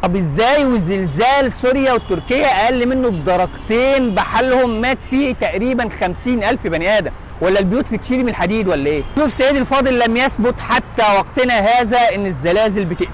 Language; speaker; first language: Arabic; native; Arabic